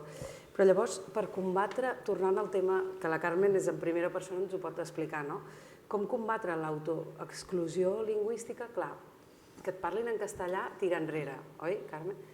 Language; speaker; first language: Catalan; native; Catalan